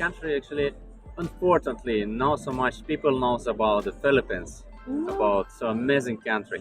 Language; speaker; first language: English; non-native, learner; Russian